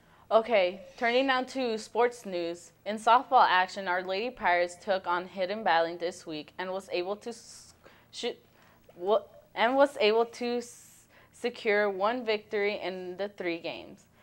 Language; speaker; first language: English; early bilingual, other home language; Spanish